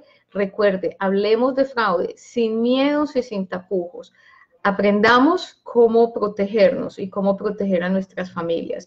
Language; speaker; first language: Spanish; native; Spanish